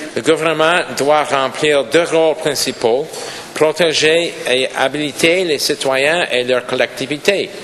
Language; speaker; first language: French; non-native, local second language; English